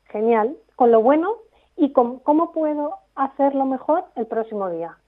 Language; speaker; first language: Spanish; native; Spanish